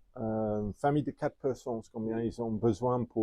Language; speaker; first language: French; non-native, fluent; English